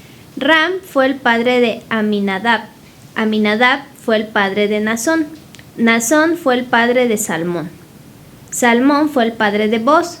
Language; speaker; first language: Spanish; native; Spanish